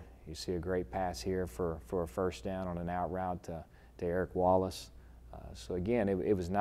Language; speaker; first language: English; native; English